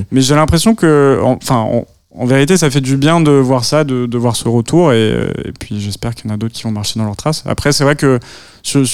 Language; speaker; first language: French; native; French